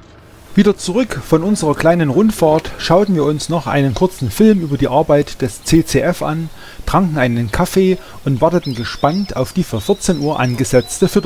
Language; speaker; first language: German; native; German